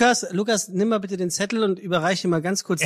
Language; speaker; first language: German; native; German